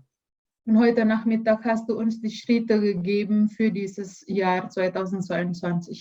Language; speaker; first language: German; non-native, learner; Indonesian